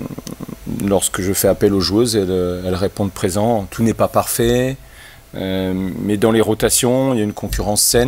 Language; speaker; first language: French; native; French